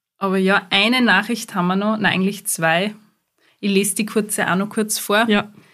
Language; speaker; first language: German; native; German